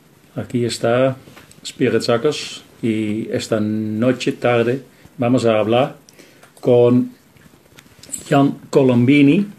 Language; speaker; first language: Spanish; non-native, fluent; Dutch